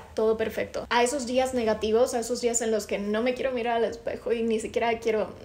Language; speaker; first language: Spanish; native; Spanish